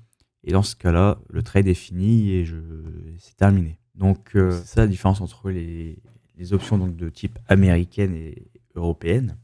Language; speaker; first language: French; native; French